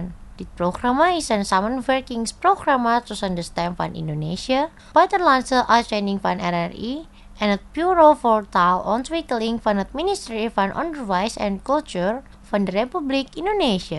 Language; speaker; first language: Dutch; non-native, fluent; Indonesian